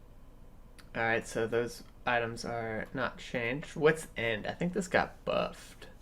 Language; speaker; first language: English; native; English